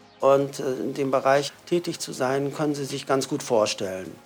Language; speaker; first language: German; native; German